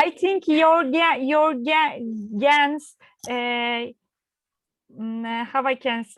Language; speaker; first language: English; non-native, learner; Turkish